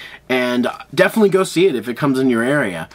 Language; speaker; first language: English; native; English